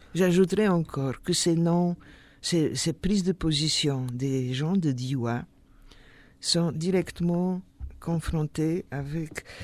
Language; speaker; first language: French; non-native, fluent; Polish